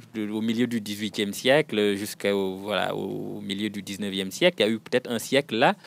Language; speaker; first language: French; non-native, local second language; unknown